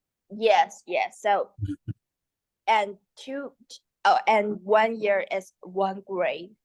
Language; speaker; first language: English; non-native, learner; Chinese